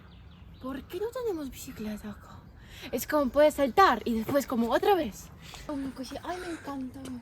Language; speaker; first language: Spanish; non-native, fluent; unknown